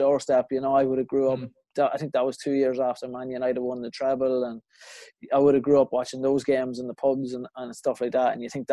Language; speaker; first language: English; native; English